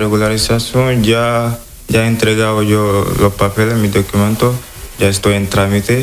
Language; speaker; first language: Spanish; non-native, learner; Wolof